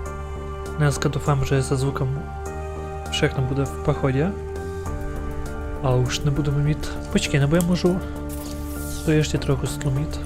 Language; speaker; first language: Czech; non-native, learner; Ukrainian